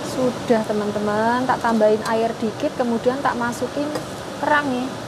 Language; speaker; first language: Indonesian; non-native, local second language; Javanese